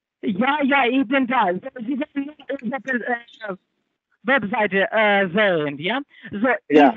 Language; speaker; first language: German; non-native, learner; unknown